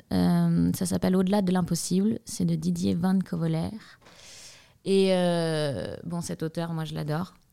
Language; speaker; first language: French; native; French